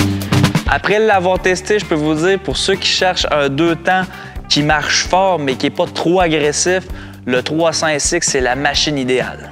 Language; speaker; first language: French; native; French